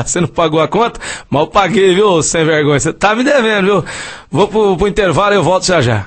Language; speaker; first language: Portuguese; native; Portuguese